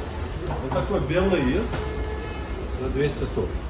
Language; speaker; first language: Russian; non-native, local second language; Uzbek